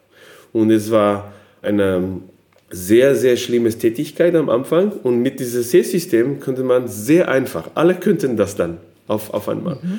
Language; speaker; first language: German; non-native, fluent; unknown